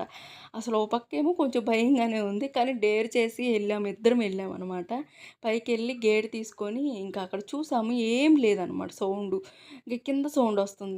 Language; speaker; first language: Telugu; native; Telugu